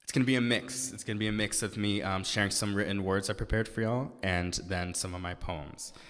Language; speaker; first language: English; native; English